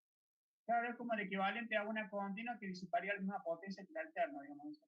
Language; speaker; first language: Spanish; native; Spanish